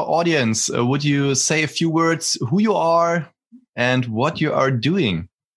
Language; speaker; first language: English; non-native, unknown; German